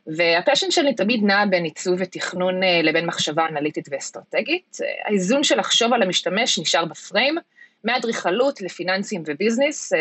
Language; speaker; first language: Hebrew; early bilingual, heritage; Hebrew